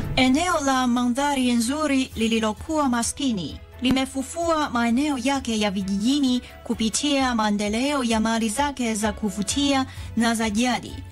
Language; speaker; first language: Swahili; non-native, fluent; Chinese